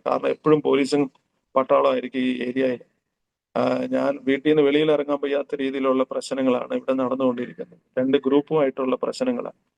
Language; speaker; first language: Malayalam; early bilingual, heritage; Malayalam